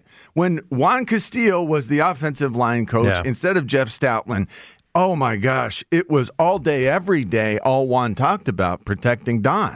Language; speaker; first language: English; native; English